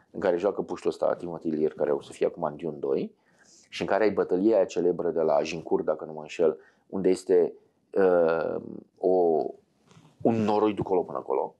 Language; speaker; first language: Romanian; native; Romanian